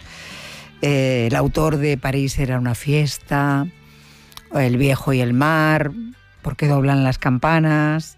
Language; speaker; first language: Spanish; native; Spanish